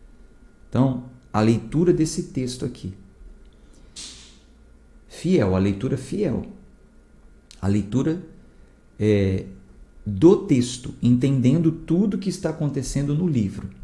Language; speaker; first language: Portuguese; native; Portuguese